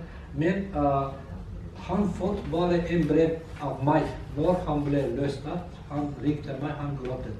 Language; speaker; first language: Norwegian; non-native, learner; Azerbaijani